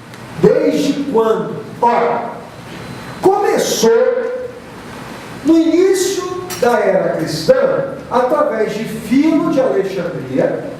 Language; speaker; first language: Portuguese; native; Portuguese